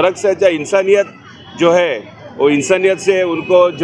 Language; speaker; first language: Hindi; non-native, local second language; Marathi